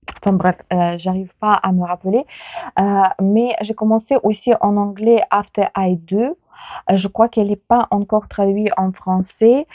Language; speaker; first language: French; non-native, fluent; Ukrainian